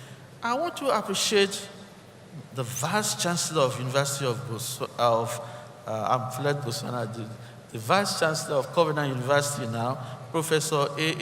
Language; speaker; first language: English; non-native, local second language; Yoruba